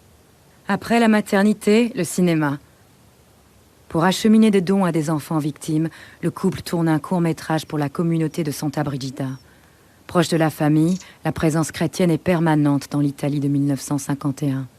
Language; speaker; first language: French; native; French